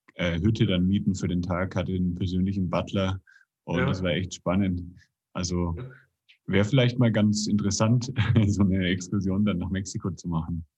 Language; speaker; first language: German; native; German